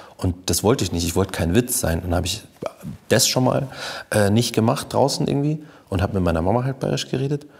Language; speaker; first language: German; native; German